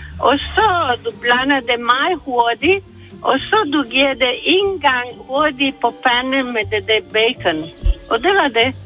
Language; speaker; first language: Danish; non-native, fluent; Italian